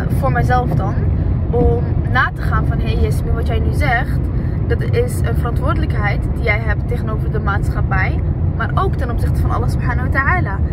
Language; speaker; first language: Dutch; early bilingual, other home language; Arabic